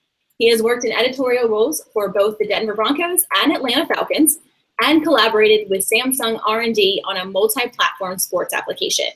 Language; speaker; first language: English; native; English